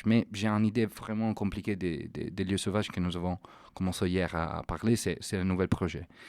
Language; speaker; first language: French; non-native, fluent; Italian